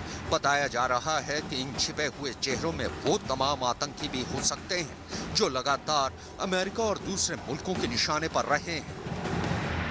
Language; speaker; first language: Hindi; native; Hindi